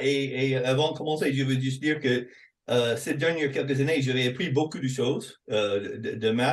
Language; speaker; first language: French; non-native, fluent; English